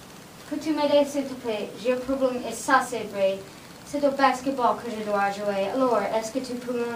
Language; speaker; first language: French; non-native, learner; English